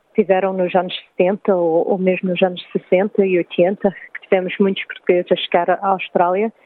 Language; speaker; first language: Portuguese; early bilingual, heritage; English